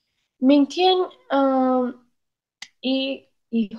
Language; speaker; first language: Chinese; non-native, learner; Spanish